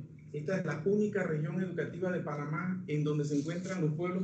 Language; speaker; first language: Spanish; native; Spanish